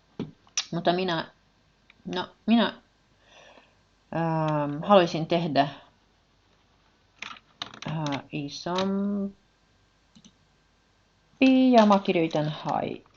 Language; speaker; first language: Finnish; non-native, learner; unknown